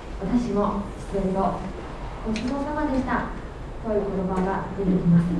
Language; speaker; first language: Japanese; non-native, fluent; Chinese